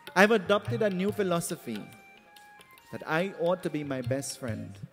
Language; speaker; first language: English; native; English